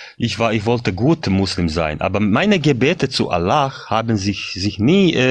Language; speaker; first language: German; non-native, fluent; Bosnian